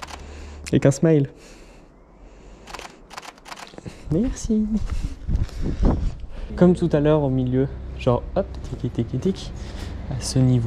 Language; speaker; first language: French; native; French